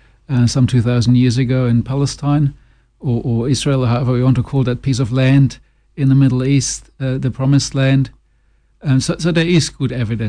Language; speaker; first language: English; non-native, fluent; German